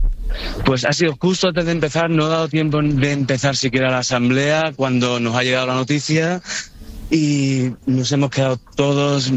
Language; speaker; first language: Spanish; native; Spanish